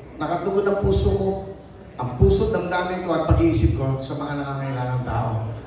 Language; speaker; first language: Filipino; native; Filipino